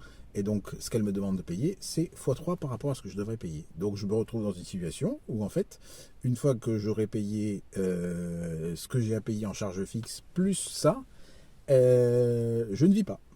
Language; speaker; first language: French; native; French